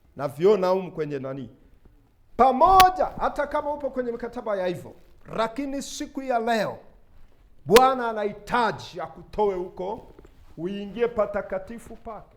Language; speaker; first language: Swahili; non-native, local second language; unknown